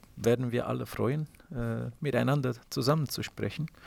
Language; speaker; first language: German; non-native, fluent; Italian